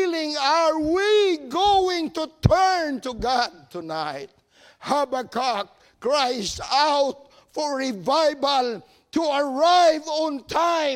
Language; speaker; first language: English; non-native, local second language; Cebuano